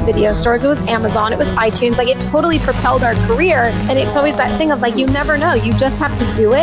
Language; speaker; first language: English; native; English